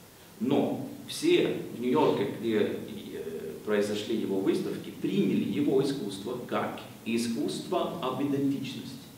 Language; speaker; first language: Russian; non-native, fluent; Swedish